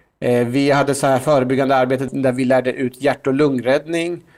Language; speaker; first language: Swedish; early bilingual, other home language; Persian